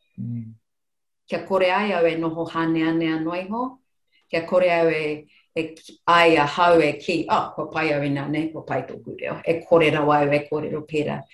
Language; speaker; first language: Māori; non-native, local second language; English